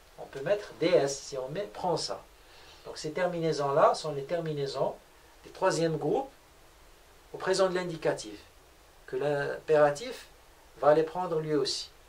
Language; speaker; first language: French; non-native, local second language; Arabic